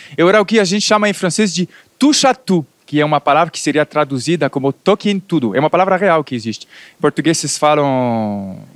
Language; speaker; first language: Portuguese; non-native, fluent; French